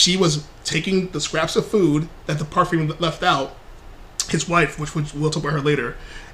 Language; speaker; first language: English; native; English